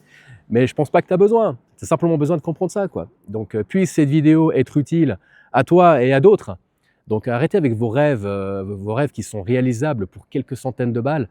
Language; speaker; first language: French; native; French